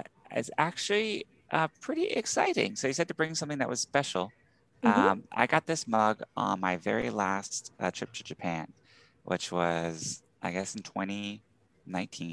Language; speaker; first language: English; native; English